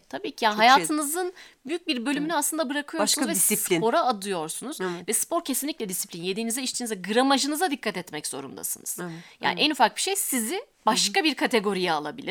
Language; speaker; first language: Turkish; native; Turkish